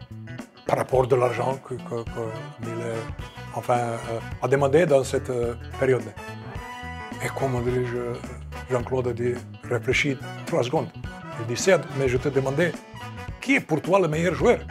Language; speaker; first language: French; non-native, fluent; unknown